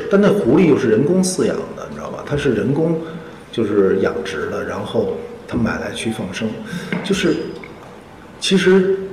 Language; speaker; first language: Chinese; native; Chinese